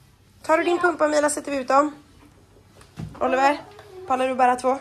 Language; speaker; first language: Swedish; native; Swedish